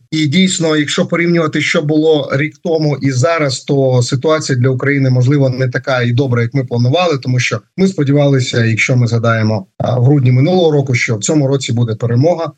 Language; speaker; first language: Ukrainian; native; Ukrainian